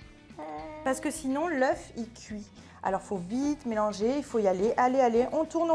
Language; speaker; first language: French; native; French